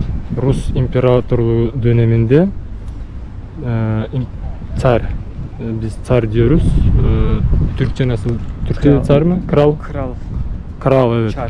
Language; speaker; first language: Turkish; non-native, learner; Bashkir